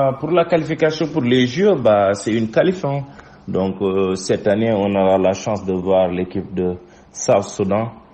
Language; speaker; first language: French; non-native, local second language; Wolof